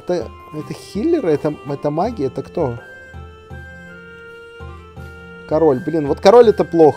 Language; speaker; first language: Russian; native; Russian